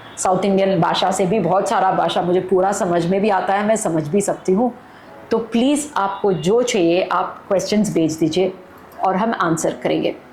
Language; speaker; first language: Hindi; non-native, local second language; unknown